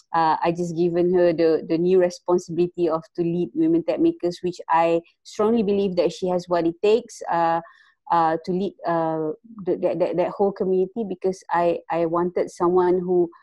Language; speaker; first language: English; non-native, local second language; Malay